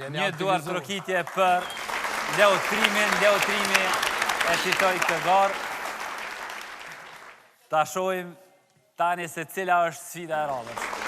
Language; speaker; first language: Albanian; native; Albanian